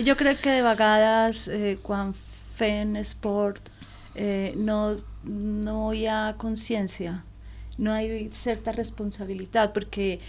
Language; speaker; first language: Catalan; non-native, learner; Spanish